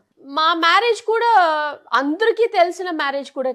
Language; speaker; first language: Telugu; non-native, fluent; Tamil